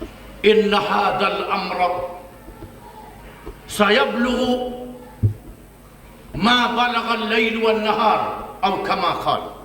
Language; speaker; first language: Malay; native; Malay